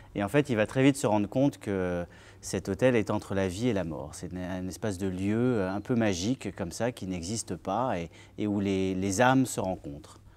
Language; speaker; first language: French; native; French